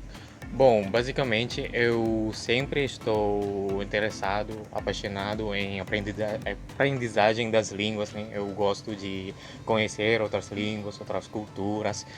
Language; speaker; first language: Portuguese; non-native, fluent; Indonesian